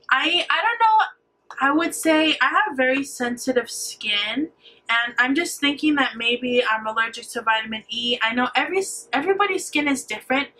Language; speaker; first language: English; native; English